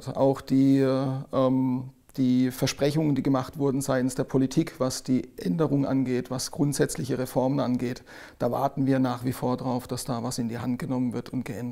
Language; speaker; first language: German; native; German